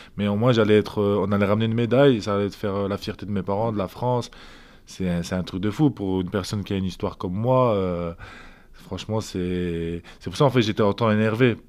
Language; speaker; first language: French; early bilingual, other home language; Azerbaijani